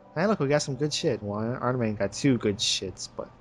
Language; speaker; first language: English; native; English